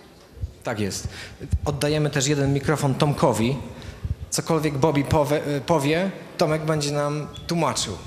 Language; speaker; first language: Polish; native; Polish